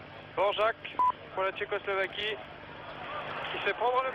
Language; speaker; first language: French; native; French